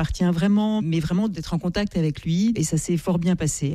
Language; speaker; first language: French; native; French